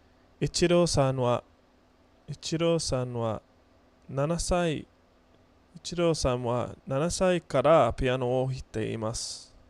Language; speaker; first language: Japanese; non-native, learner; English